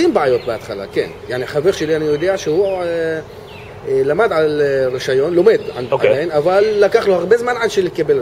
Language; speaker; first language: Hebrew; non-native, local second language; Arabic